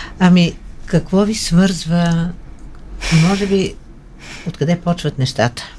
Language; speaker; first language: Bulgarian; native; Bulgarian